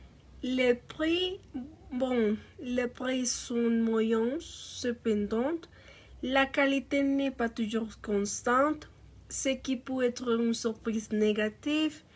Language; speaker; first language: French; non-native, learner; Spanish